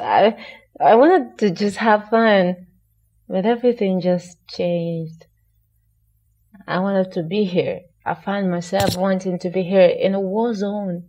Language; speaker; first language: English; non-native, local second language; Hausa